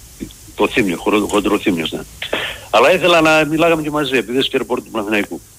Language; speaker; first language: Greek; native; Greek